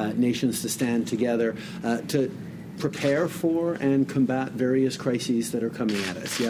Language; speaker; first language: English; early bilingual, other home language; French